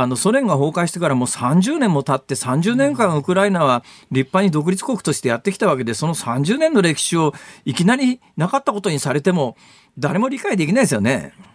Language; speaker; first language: Japanese; native; Japanese